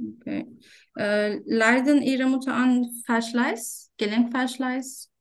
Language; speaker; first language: German; non-native, fluent; Turkish